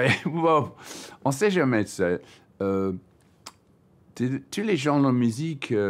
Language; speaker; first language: French; non-native, learner; English